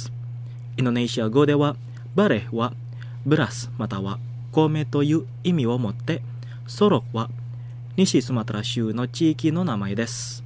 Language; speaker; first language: Japanese; non-native, learner; Indonesian